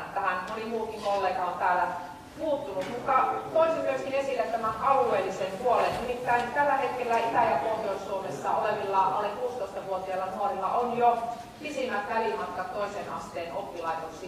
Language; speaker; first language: Finnish; native; Finnish